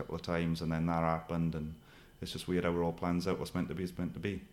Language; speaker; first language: English; native; English